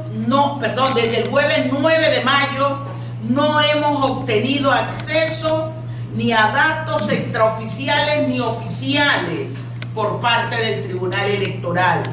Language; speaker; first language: Spanish; native; Spanish